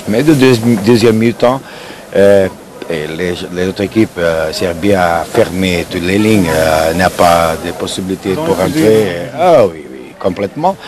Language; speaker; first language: French; non-native, fluent; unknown